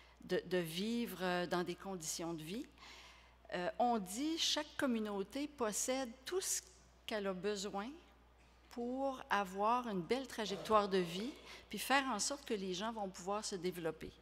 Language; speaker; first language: French; native; French